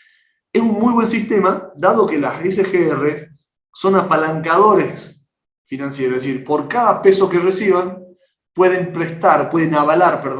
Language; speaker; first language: Spanish; native; Spanish